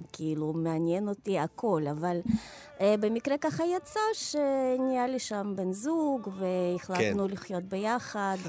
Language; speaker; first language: Hebrew; non-native, fluent; Ukrainian